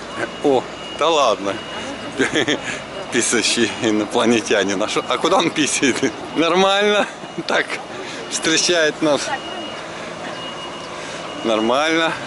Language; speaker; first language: Russian; native; Russian